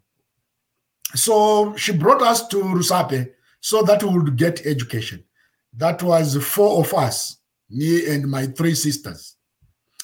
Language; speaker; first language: English; non-native, local second language; Shona